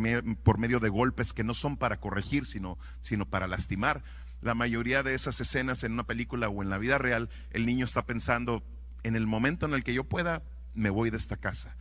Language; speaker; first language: Spanish; native; Spanish